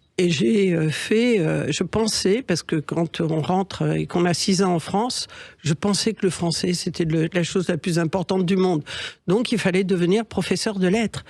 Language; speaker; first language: French; early bilingual, other home language; Catalan